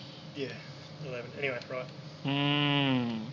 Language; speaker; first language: English; native; English